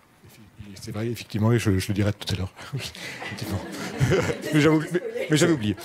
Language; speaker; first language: French; native; French